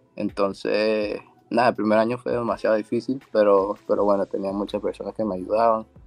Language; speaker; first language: Spanish; native; Spanish